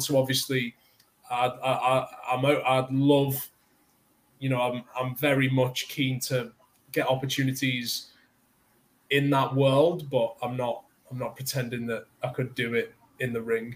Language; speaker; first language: English; native; English